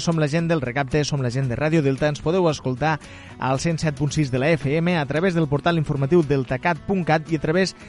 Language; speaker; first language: Catalan; native; Catalan